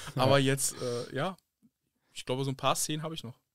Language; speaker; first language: German; native; German